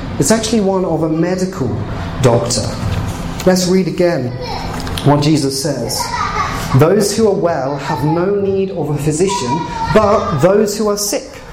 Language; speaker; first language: English; native; English